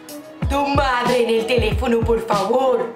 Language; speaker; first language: Spanish; native; Spanish